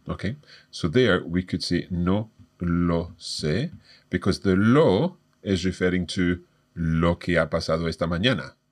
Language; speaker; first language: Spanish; non-native, fluent; English